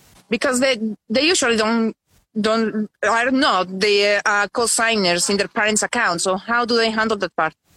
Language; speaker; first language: English; non-native, fluent; Spanish